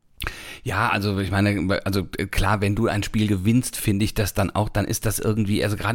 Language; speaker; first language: German; native; German